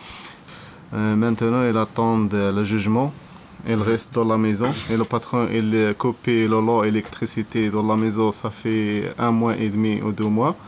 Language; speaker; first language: French; non-native, learner; Arabic